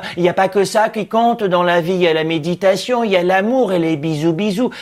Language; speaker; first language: French; native; French